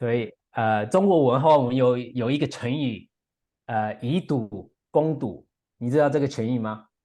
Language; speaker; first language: Chinese; non-native, fluent; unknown